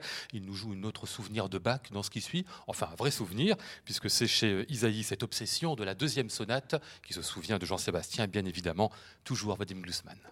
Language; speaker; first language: French; native; French